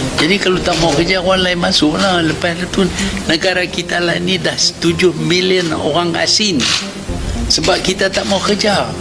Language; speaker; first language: Malay; native; Malay